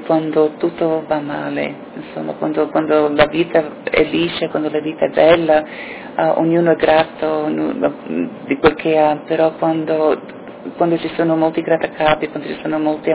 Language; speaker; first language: Italian; early bilingual, heritage; Italian